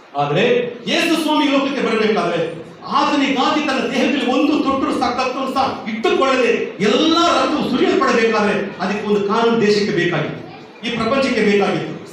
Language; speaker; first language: Kannada; non-native, local second language; Tamil